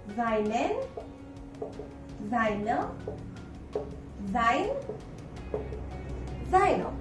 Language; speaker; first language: German; non-native, fluent; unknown